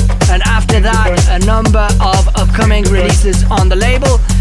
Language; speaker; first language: English; non-native, fluent; Italian